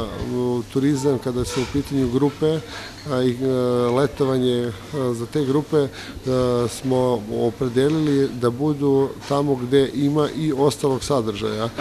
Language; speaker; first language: Croatian; native; Croatian